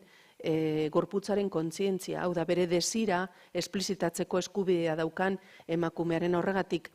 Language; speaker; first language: Basque; native; Basque